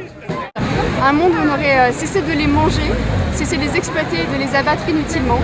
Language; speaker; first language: French; native; French